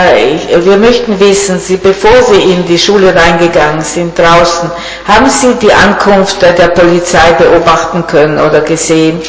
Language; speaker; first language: German; non-native, fluent; Italian